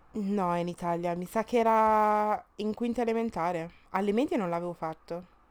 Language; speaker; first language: Italian; early bilingual, other home language; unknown